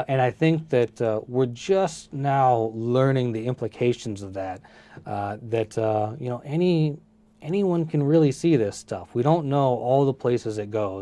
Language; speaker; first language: English; early bilingual, other home language; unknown